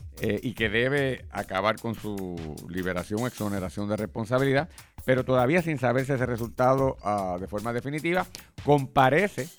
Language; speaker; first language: Spanish; native; Spanish